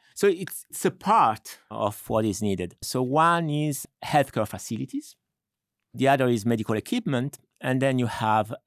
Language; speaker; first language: English; non-native, fluent; Italian